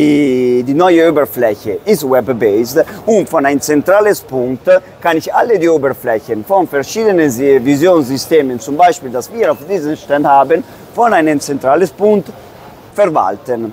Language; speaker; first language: German; non-native, fluent; Italian